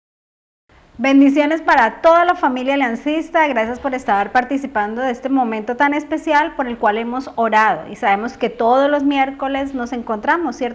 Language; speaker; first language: Spanish; native; Spanish